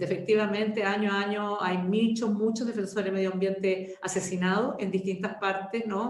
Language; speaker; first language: Spanish; native; Spanish